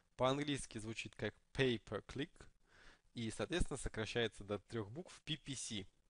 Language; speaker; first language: Russian; native; Russian